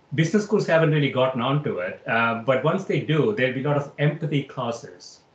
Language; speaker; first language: English; non-native, local second language; Malayalam